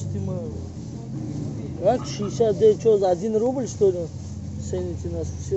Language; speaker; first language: Russian; non-native, fluent; Tajik